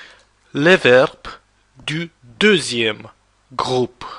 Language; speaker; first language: French; non-native, fluent; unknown